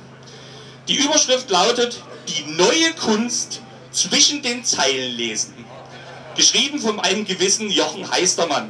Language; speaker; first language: German; native; German